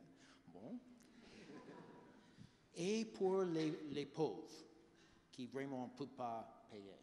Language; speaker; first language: French; non-native, fluent; English